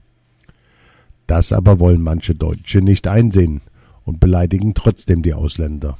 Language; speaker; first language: German; early bilingual, other home language; Arabic